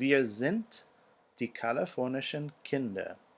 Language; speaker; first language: German; non-native, fluent; English